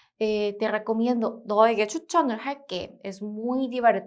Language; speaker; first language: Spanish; non-native, fluent; Korean